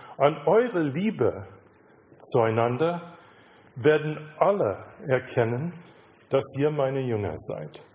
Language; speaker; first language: German; non-native, fluent; English